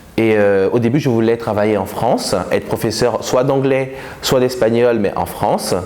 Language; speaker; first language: French; native; French